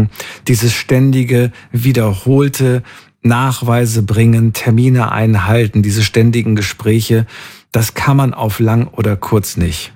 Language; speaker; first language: German; native; German